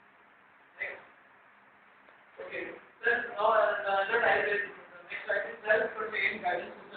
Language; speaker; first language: English; non-native, learner; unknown